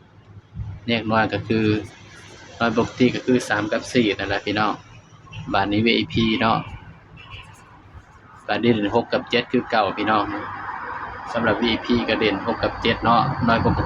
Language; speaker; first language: Thai; non-native, local second language; Lao